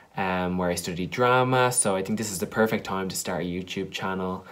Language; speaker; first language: English; native; English